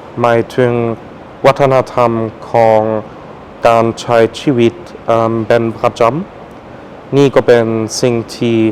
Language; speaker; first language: Thai; non-native, fluent; German